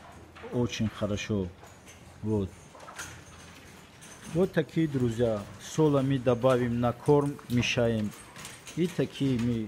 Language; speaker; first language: Russian; non-native, fluent; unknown